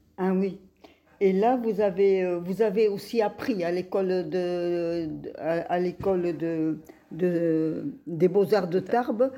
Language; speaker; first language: French; native; French